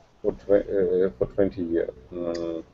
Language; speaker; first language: English; non-native, learner; Russian